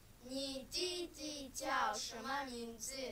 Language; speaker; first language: Chinese; non-native, learner; Kyrgyz